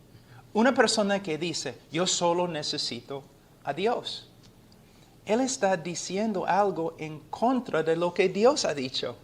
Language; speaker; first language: Spanish; non-native, fluent; English